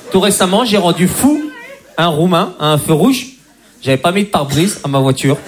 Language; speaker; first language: French; native; French